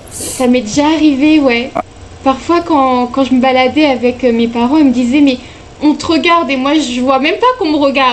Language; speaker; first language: French; native; French